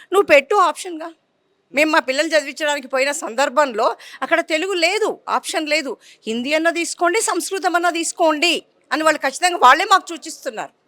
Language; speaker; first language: Telugu; native; Telugu